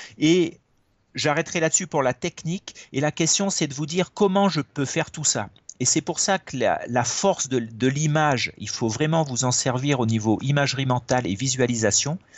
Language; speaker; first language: French; native; French